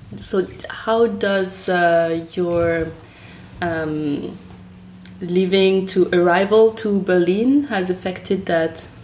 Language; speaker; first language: English; non-native, fluent; French